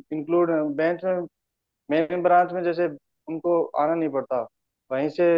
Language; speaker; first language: Hindi; native; Hindi